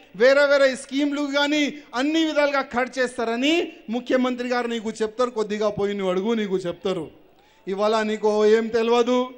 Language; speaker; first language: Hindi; native; Hindi